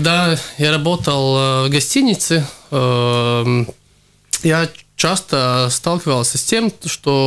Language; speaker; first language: Russian; non-native, local second language; Latvian